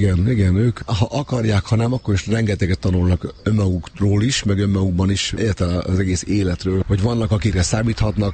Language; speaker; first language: Hungarian; native; Hungarian